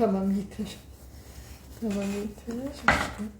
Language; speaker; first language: Turkish; early bilingual, heritage; Turkish